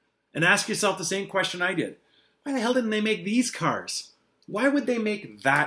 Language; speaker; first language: English; native; English